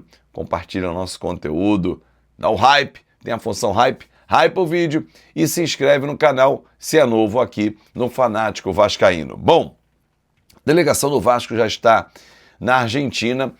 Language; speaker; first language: Portuguese; native; Portuguese